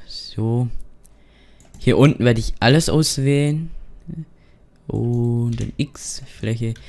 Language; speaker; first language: German; native; German